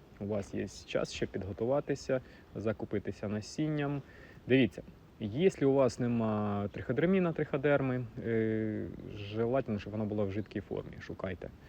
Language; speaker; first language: Ukrainian; non-native, local second language; Russian